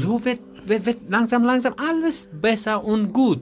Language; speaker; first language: German; non-native, learner; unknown